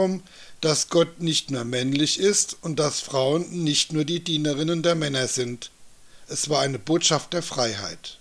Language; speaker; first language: German; native; German